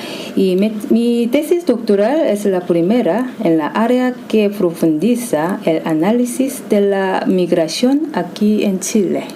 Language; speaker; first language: Spanish; non-native, fluent; Korean